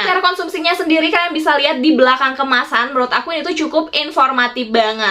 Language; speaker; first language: Indonesian; native; Indonesian